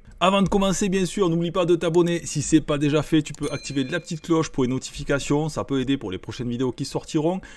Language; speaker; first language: French; native; French